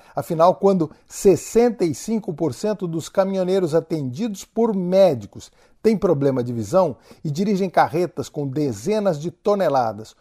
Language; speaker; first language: Portuguese; native; Portuguese